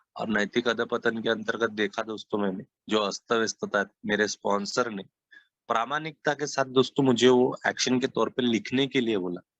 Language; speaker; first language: Hindi; non-native, local second language; Marathi